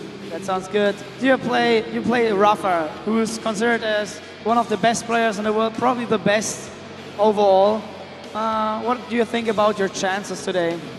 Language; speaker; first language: English; non-native, fluent; German